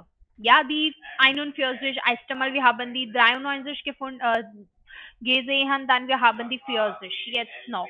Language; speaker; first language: German; non-native, learner; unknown